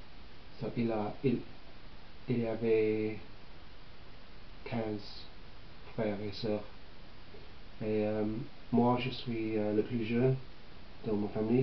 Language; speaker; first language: French; non-native, learner; English